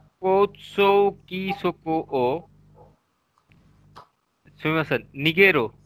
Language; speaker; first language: Japanese; non-native, learner; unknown